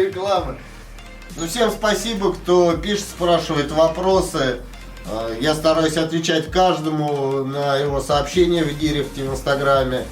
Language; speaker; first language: Russian; native; Russian